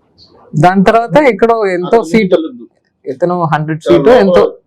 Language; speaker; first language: Telugu; non-native, learner; Tamil